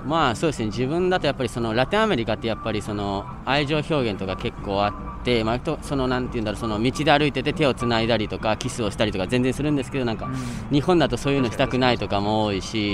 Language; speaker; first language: Japanese; early bilingual, heritage; Spanish